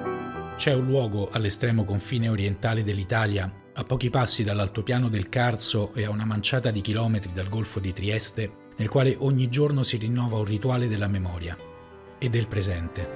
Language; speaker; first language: Italian; native; Italian